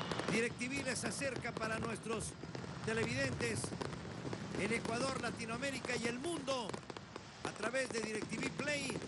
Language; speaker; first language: Spanish; native; Spanish